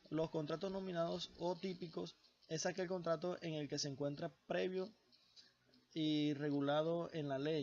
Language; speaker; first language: Spanish; native; Spanish